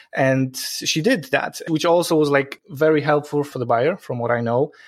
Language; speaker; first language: English; non-native, fluent; Polish